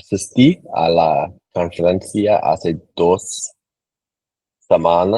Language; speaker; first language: Spanish; non-native, learner; English